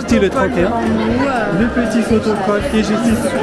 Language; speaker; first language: French; native; French